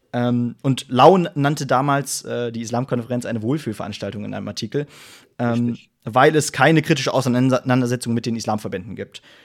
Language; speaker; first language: German; native; German